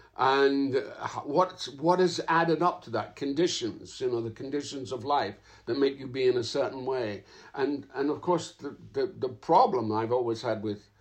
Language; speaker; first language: English; native; English